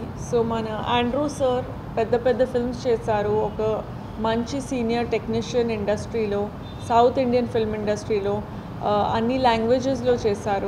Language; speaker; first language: Telugu; non-native, fluent; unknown